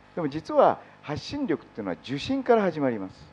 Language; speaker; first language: Japanese; native; Japanese